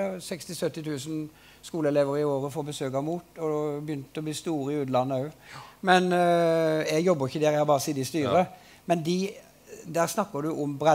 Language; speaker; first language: Norwegian; native; Norwegian